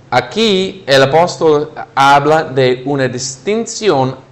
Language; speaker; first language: Spanish; non-native, fluent; English